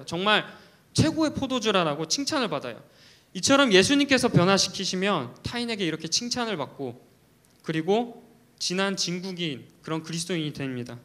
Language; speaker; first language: Korean; native; Korean